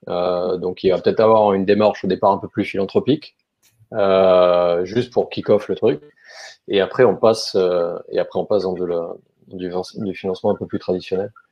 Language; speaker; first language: French; native; French